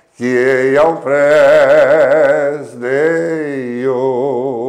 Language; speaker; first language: French; non-native, local second language; Occitan